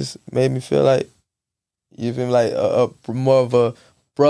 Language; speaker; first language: English; native; English